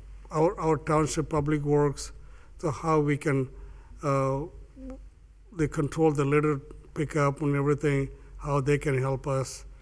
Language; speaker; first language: English; non-native, fluent; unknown